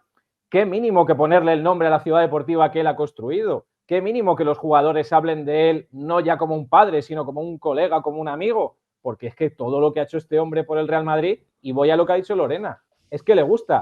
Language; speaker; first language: Spanish; native; Spanish